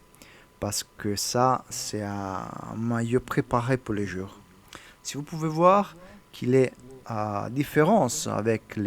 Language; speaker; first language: French; non-native, learner; Italian